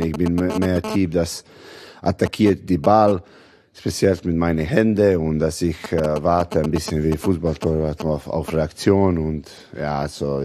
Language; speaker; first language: German; non-native, learner; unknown